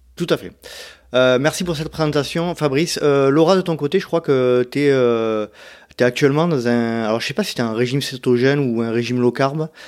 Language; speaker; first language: French; native; French